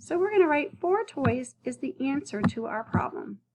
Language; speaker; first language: English; native; English